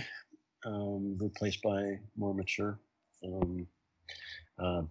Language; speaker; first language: English; native; English